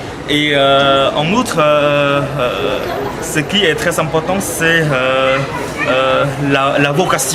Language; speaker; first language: French; non-native, fluent; Khmer